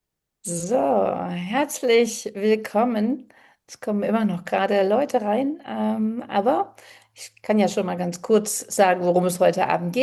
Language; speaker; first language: German; native; German